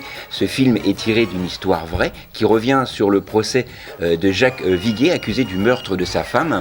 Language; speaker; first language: French; native; French